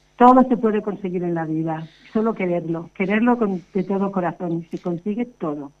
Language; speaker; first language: Spanish; non-native, local second language; Catalan